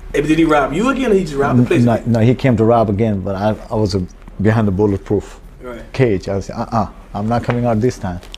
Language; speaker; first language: English; non-native, local second language; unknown